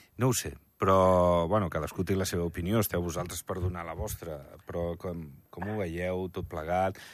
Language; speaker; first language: Catalan; native; Catalan